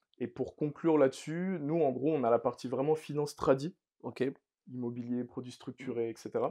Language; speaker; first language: French; native; French